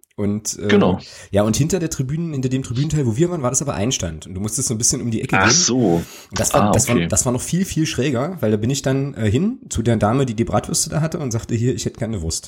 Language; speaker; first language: German; native; German